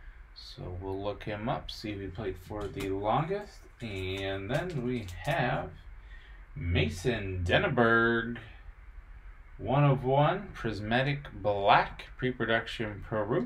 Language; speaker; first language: English; native; English